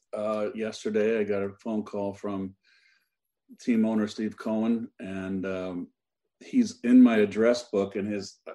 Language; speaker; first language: English; native; English